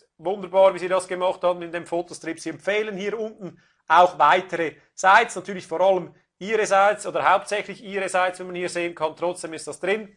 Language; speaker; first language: German; native; German